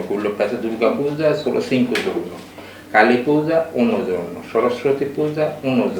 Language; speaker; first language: Italian; non-native, learner; Bangla